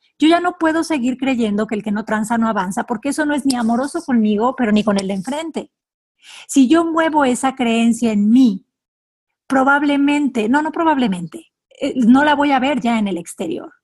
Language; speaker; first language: Spanish; native; Spanish